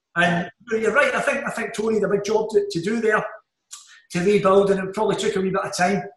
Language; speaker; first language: English; native; English